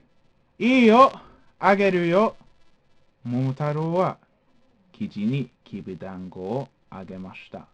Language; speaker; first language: Japanese; non-native, fluent; English